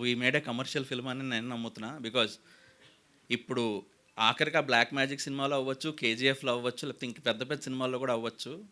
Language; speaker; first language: Telugu; native; Telugu